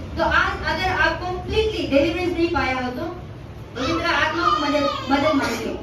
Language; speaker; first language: Hindi; non-native, local second language; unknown